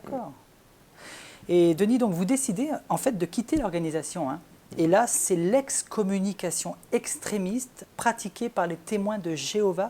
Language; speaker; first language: French; native; French